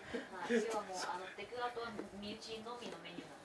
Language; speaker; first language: Japanese; native; Japanese